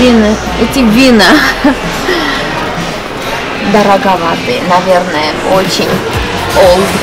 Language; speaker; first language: Russian; non-native, local second language; Armenian